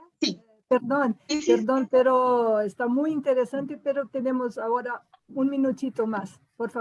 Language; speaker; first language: Spanish; non-native, fluent; Portuguese